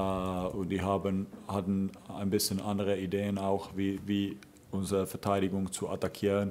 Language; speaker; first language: German; non-native, fluent; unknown